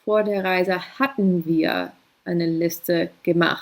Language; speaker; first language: German; non-native, fluent; English